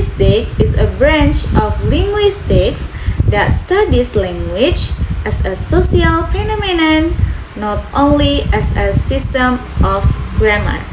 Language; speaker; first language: English; non-native, local second language; Indonesian